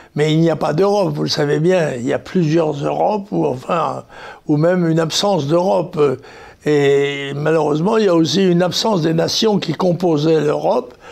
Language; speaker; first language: French; native; French